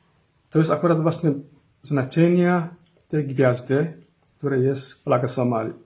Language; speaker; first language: Polish; non-native, fluent; Somali